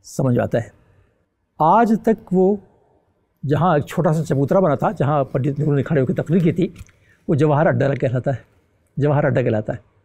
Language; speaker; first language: Urdu; native; Urdu